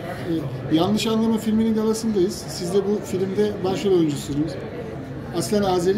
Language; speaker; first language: Turkish; native; Turkish